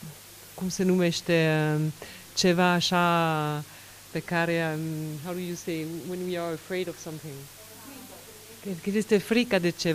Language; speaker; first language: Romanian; non-native, learner; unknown